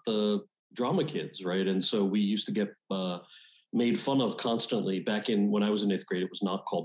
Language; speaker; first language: English; native; English